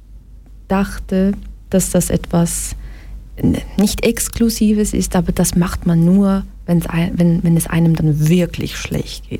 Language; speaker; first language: German; early bilingual, other home language; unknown